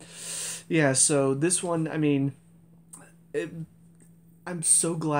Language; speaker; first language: English; native; English